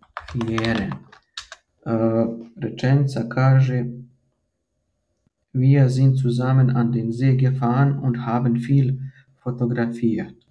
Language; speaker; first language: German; non-native, fluent; Croatian